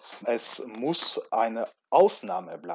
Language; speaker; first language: German; non-native, fluent; French